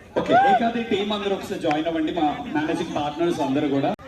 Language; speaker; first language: Telugu; native; Telugu